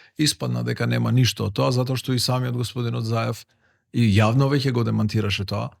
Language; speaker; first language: Macedonian; non-native, local second language; Albanian